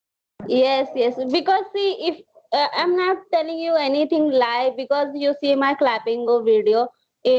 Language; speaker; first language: English; non-native, learner; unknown